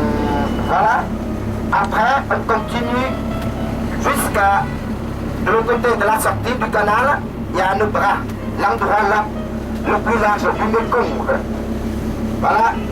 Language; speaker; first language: French; non-native, learner; Vietnamese